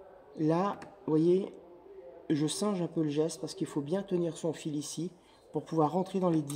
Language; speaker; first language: French; native; French